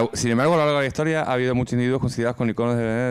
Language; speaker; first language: Spanish; native; Spanish